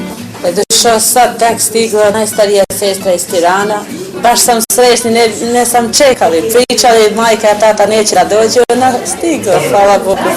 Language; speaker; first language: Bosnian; non-native, learner; Albanian